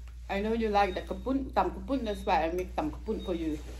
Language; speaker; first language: English; non-native, learner; Thai